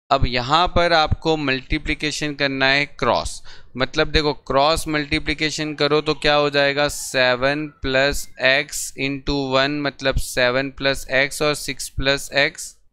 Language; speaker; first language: Hindi; non-native, local second language; Gujarati